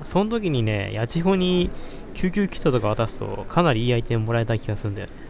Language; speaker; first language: Japanese; native; Japanese